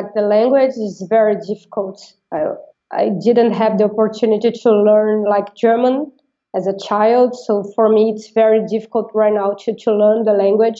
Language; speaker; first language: English; non-native, fluent; Portuguese